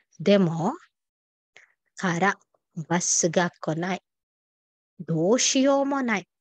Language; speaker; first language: Japanese; non-native, fluent; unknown